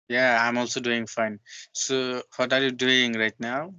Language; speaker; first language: English; non-native, learner; Bangla